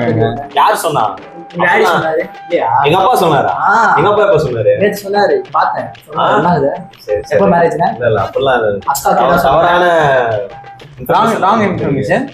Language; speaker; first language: Tamil; native; Tamil